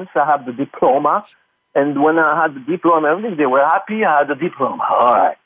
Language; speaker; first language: English; non-native, fluent; French